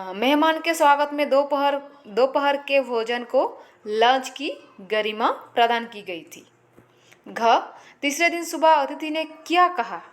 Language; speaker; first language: Hindi; non-native, local second language; Assamese